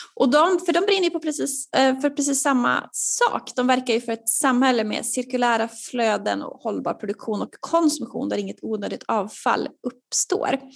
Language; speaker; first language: Swedish; native; Swedish